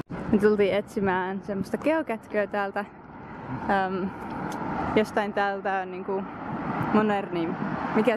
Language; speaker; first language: Finnish; native; Finnish